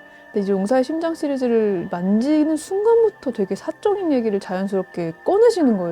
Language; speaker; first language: Korean; native; Korean